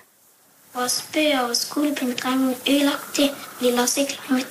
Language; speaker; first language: Danish; early bilingual, heritage; Danish